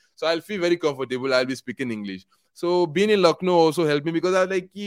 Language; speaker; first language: English; non-native, local second language; Igbo